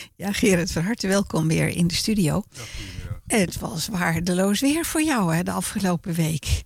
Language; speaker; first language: Dutch; native; Dutch